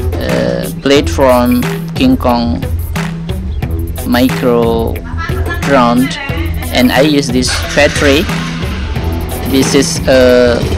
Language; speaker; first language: English; non-native, learner; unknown